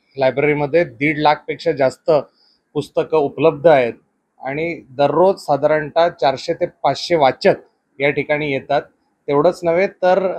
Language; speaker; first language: Marathi; native; Marathi